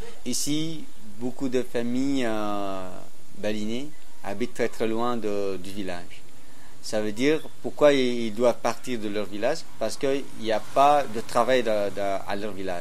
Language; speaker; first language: French; non-native, learner; Indonesian